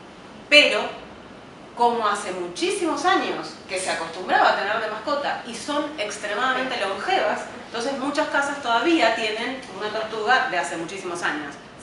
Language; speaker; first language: Spanish; native; Spanish